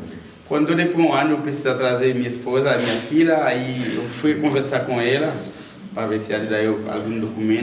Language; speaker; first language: Portuguese; non-native, learner; Haitian Creole